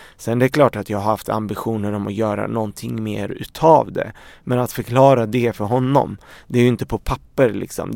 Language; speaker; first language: Swedish; early bilingual, other home language; Arabic